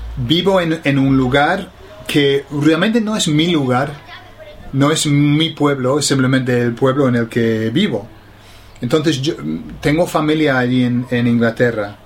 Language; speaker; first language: Spanish; non-native, fluent; English